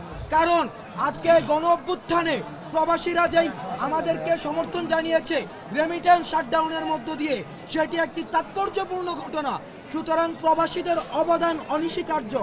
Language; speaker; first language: Bangla; native; Bangla